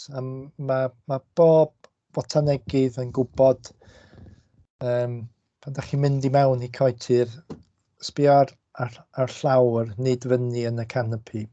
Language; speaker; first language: Welsh; non-native, local second language; English